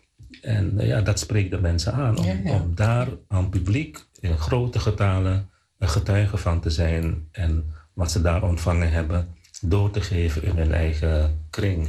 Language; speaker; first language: Dutch; non-native, fluent; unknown